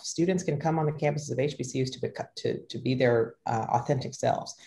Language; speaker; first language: English; native; English